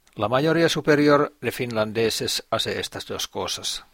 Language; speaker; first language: Spanish; non-native, fluent; Finnish